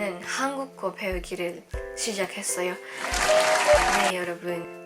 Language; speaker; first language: Korean; non-native, learner; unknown